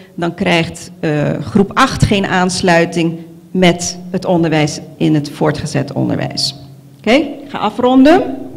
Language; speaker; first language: Dutch; non-native, local second language; Papiamento